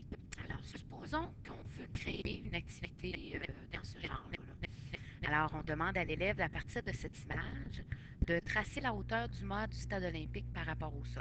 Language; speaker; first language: French; native; French